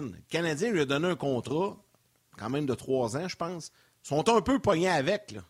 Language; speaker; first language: French; native; French